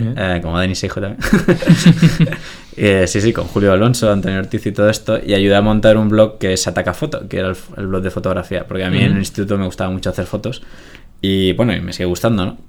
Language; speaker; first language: Spanish; native; Spanish